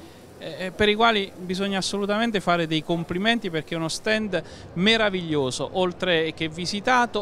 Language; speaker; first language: Italian; native; Italian